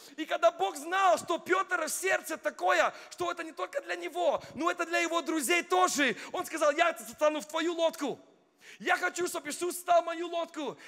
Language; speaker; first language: Russian; non-native, fluent; English